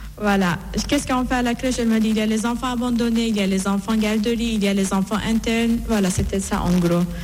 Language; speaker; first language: French; non-native, fluent; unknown